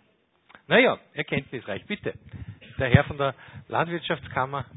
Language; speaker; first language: German; native; German